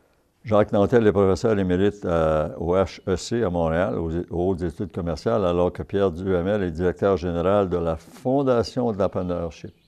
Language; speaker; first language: French; native; French